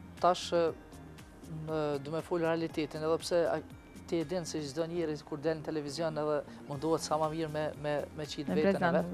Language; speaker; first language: Albanian; native; Albanian